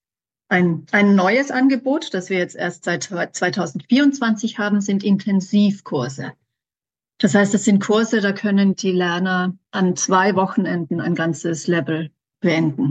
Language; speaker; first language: German; native; German